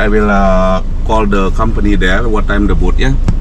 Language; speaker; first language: English; non-native, learner; Indonesian